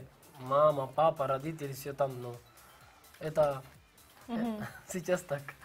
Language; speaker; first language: Russian; non-native, learner; Spanish